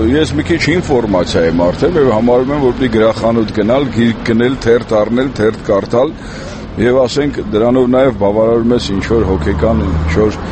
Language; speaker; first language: Armenian; native; Armenian